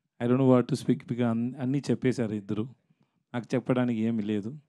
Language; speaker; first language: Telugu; non-native, learner; Tamil